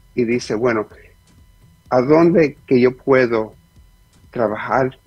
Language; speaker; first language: Spanish; early bilingual, heritage; Spanish